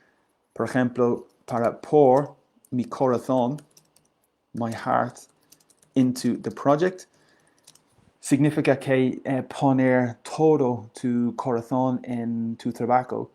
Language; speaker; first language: Spanish; non-native, learner; English